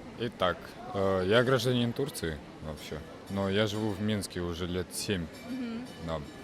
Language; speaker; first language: Russian; non-native, fluent; Turkish